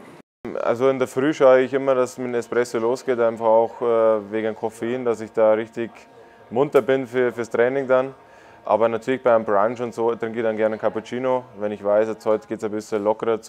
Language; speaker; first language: German; native; German